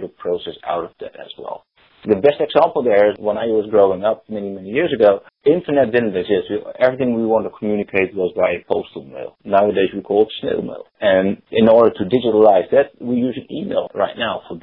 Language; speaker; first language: English; non-native, fluent; Dutch